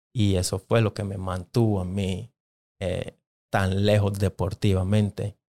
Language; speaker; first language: Spanish; non-native, local second language; Jamaican Creole English